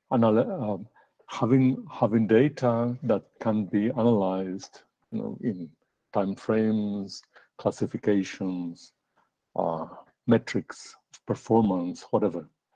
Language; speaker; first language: English; non-native, fluent; Spanish